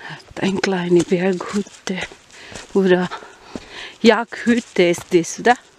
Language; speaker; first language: German; non-native, learner; Filipino